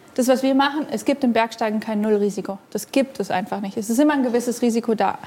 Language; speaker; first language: German; native; German